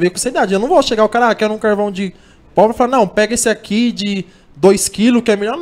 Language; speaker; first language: Portuguese; native; Portuguese